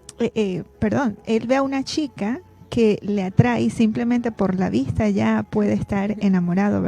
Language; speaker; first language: Spanish; native; Spanish